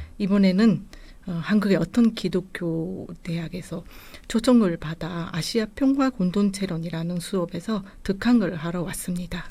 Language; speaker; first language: Korean; non-native, fluent; Japanese